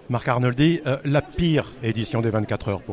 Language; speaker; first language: French; native; French